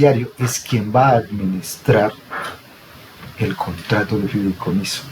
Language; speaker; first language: Spanish; native; Spanish